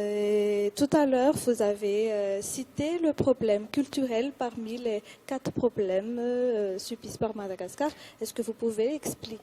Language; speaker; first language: French; non-native, local second language; Malagasy